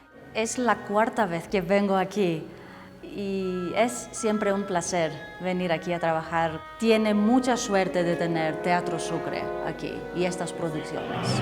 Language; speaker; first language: Spanish; non-native, fluent; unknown